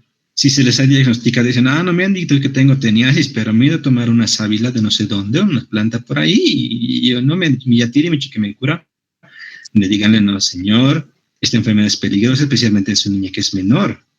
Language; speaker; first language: Spanish; native; Spanish